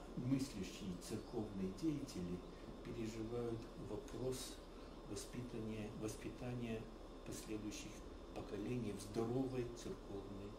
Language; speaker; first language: Russian; early bilingual, heritage; Russian